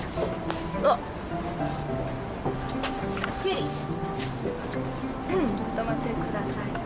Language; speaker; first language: Japanese; non-native, learner; Korean